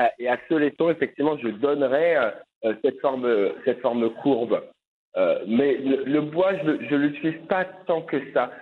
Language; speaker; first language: French; native; French